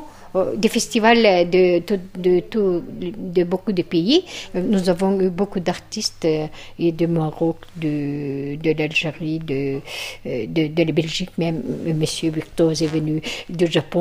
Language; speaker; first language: French; non-native, fluent; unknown